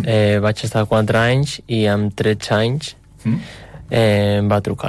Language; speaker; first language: Catalan; non-native, local second language; Spanish